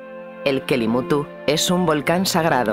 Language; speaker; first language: Spanish; native; Spanish